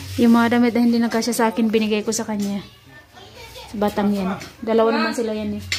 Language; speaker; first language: Filipino; non-native, local second language; Cebuano